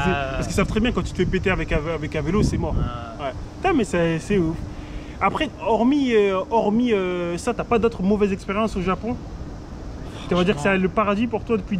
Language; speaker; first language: French; native; French